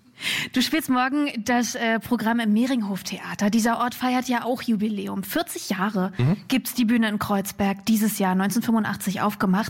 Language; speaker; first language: German; native; German